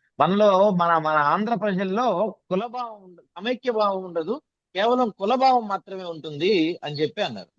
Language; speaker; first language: Telugu; native; Telugu